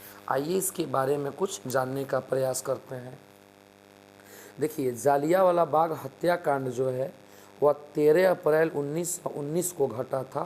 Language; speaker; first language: Hindi; native; Hindi